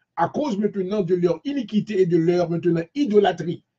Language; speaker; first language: French; native; French